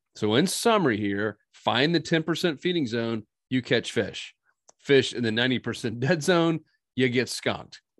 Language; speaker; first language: English; native; English